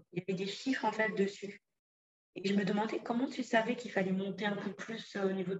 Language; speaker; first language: French; native; French